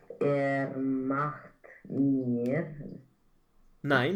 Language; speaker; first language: German; non-native, learner; Romanian